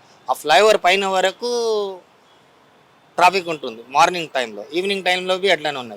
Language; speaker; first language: Telugu; native; Telugu